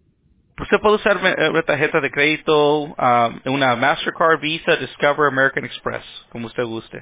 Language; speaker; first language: Spanish; early bilingual, heritage; Spanish